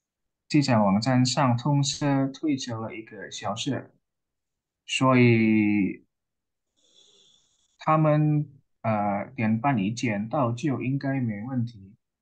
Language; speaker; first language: Chinese; non-native, learner; Indonesian